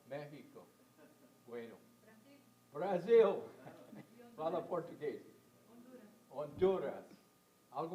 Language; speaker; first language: Spanish; non-native, fluent; English